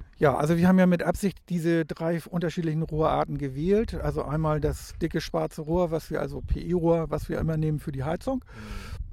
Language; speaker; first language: German; native; German